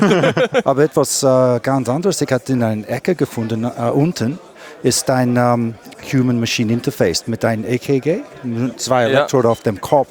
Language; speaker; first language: German; non-native, learner; English